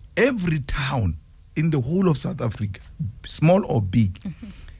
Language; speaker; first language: English; non-native, local second language; Northern Sotho